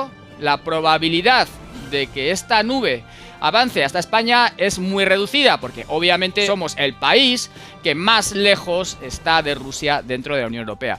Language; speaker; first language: Spanish; native; Spanish